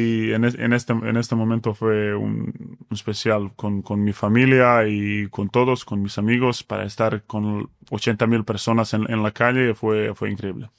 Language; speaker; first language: Spanish; non-native, fluent; Bosnian